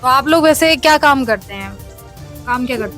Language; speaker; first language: Hindi; native; Hindi